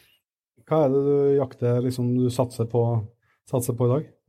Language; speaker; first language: Norwegian; native; Norwegian